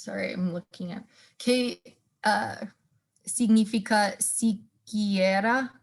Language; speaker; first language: Spanish; non-native, learner; English